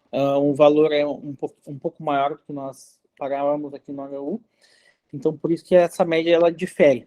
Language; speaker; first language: Portuguese; native; Portuguese